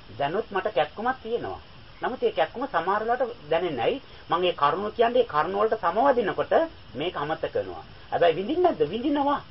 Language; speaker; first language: Sinhala; native; Sinhala